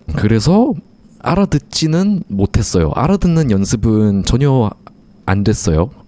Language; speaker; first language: Korean; native; Korean